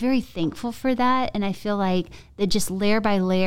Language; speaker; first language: English; native; English